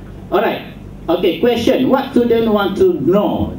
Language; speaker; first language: English; non-native, local second language; Malay